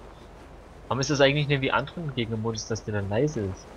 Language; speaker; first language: German; native; German